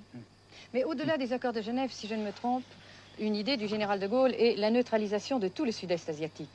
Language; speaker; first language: French; native; French